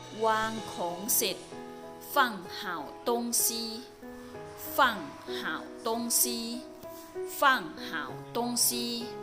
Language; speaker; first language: Chinese; non-native, fluent; Thai